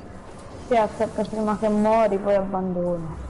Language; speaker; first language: Italian; native; Italian